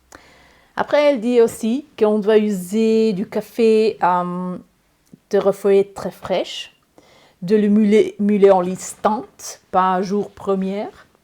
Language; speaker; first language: French; non-native, learner; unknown